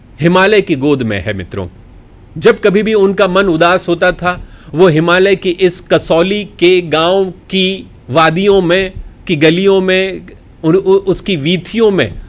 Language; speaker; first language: Hindi; non-native, local second language; Gujarati